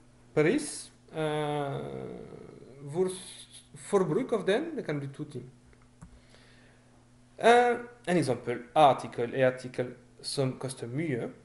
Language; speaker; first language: Norwegian; non-native, fluent; French